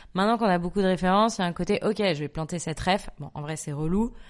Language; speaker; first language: French; native; French